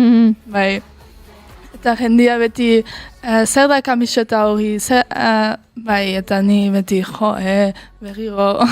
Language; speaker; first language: Basque; early bilingual, heritage; Basque